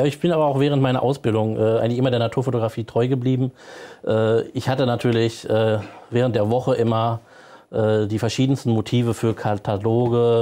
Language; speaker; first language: German; native; German